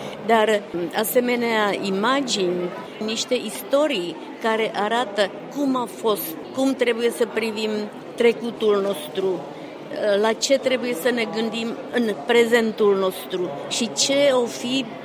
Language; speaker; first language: Romanian; non-native, fluent; Czech